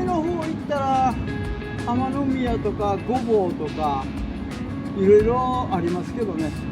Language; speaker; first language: Japanese; native; Japanese